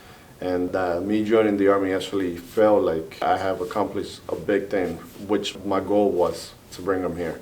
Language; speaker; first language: English; early bilingual, other home language; Spanish